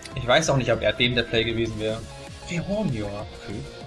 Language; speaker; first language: German; native; German